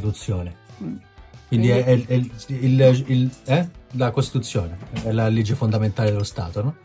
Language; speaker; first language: Italian; native; Italian